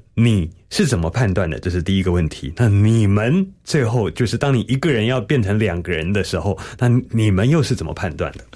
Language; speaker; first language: Chinese; native; Chinese